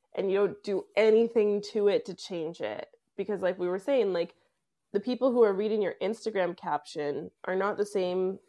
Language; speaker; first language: English; native; English